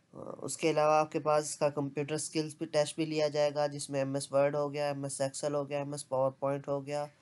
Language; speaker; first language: Urdu; non-native, local second language; Punjabi